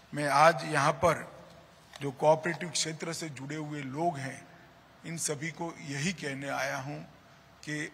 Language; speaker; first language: Hindi; non-native, local second language; Gujarati